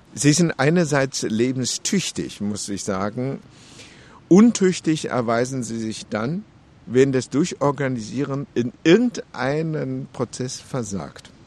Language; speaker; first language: German; non-native, fluent; Chinese